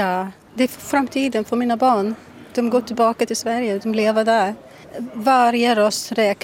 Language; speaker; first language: Swedish; non-native, fluent; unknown